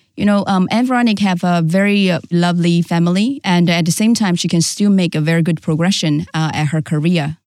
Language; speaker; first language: English; non-native, fluent; Chinese